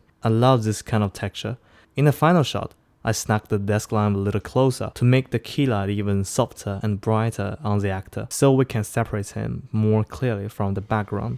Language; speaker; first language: English; non-native, fluent; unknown